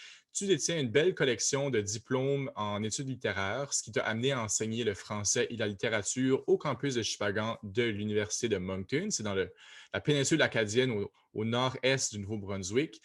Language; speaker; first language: French; native; French